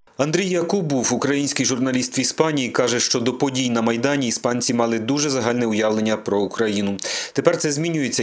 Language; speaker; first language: Ukrainian; native; Ukrainian